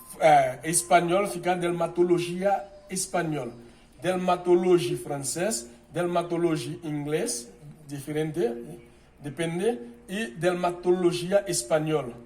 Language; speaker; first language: Portuguese; non-native, fluent; Haitian Creole